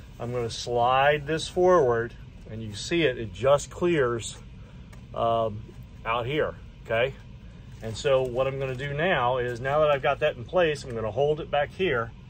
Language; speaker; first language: English; native; English